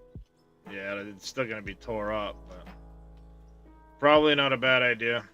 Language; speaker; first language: English; native; English